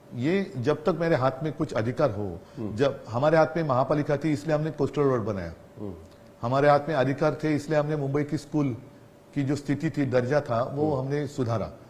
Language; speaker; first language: Hindi; non-native, local second language; Marathi